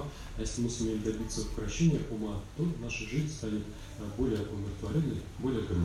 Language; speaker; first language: Russian; native; Russian